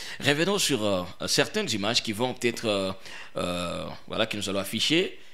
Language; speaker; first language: French; non-native, local second language; Swahili